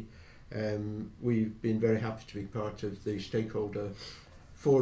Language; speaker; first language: English; native; English